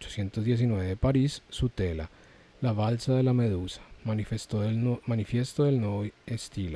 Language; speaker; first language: Spanish; native; Spanish